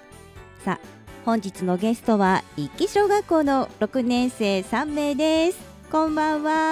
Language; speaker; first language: Japanese; native; Japanese